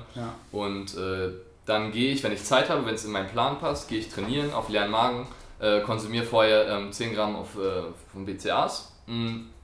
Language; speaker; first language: German; non-native, fluent; French